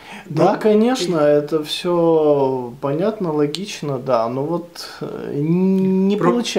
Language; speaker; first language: Russian; native; Russian